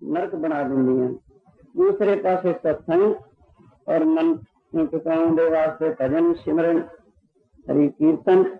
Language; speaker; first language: Hindi; non-native, local second language; Punjabi